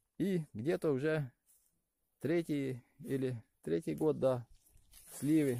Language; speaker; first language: Russian; non-native, local second language; Ukrainian